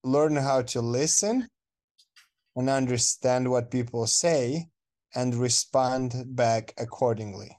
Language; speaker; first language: English; non-native, fluent; Romanian